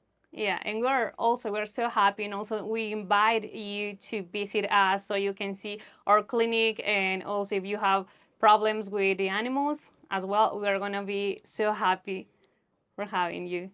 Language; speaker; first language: English; non-native, fluent; Spanish